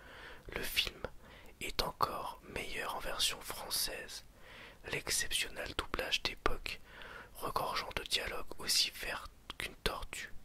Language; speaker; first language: French; native; French